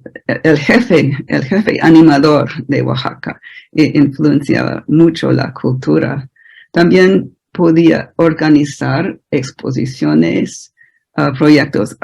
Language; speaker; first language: Spanish; non-native, fluent; English